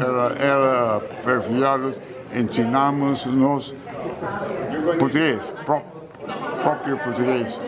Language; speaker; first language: Portuguese; non-native, learner; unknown